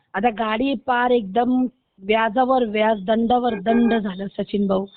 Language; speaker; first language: Marathi; native; Marathi